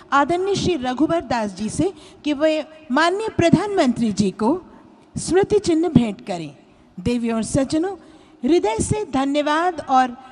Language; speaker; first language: Hindi; native; Hindi